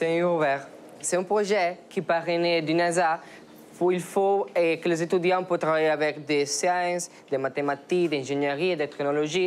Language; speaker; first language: French; non-native, learner; Spanish